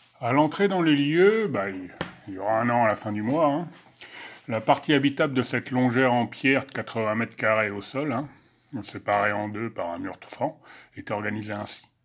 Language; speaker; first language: French; native; French